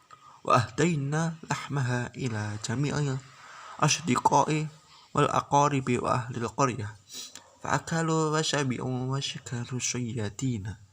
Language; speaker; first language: Arabic; non-native, learner; Indonesian